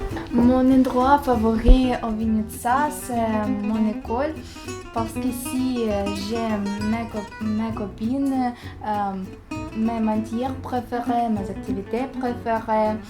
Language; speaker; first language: French; non-native, learner; Ukrainian